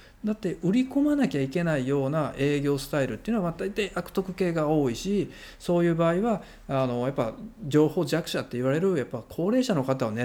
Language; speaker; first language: Japanese; native; Japanese